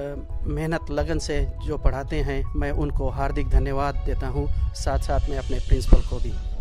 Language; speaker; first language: Hindi; native; Hindi